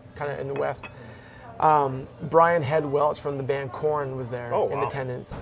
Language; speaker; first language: English; native; English